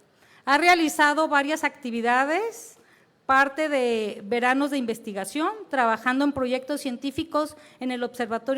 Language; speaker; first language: Spanish; native; Spanish